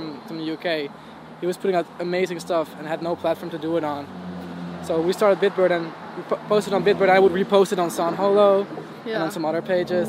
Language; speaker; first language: English; non-native, fluent; Dutch